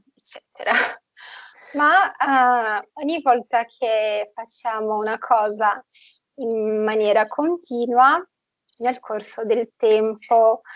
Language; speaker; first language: Italian; non-native, fluent; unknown